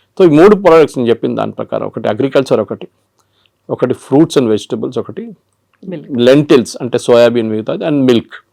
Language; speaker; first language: Telugu; non-native, local second language; Malayalam